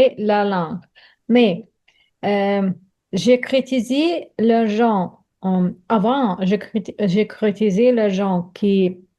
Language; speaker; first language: French; non-native, learner; Ukrainian